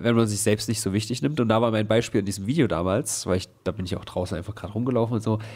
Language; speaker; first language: German; native; German